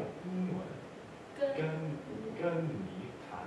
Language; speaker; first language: Chinese; non-native, learner; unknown